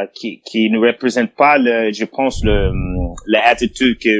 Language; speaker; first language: French; non-native, fluent; English